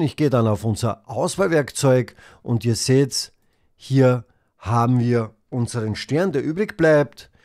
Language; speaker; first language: German; native; German